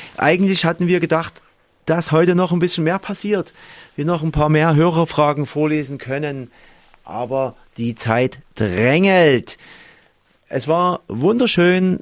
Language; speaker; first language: German; native; German